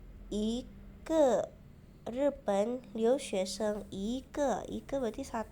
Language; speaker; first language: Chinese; non-native, fluent; Indonesian